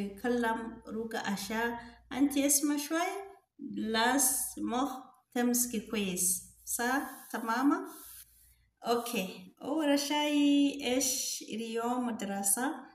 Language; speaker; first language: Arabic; non-native, learner; Rundi